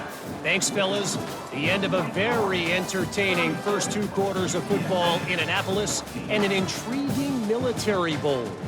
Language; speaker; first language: English; native; English